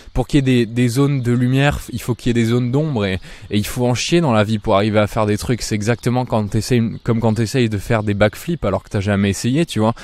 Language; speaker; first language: French; native; French